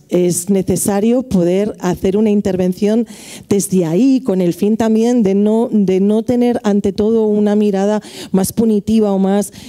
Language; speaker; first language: Spanish; native; Spanish